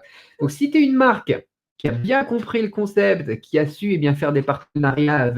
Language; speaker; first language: French; native; French